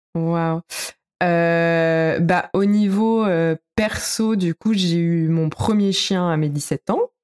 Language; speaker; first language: French; native; French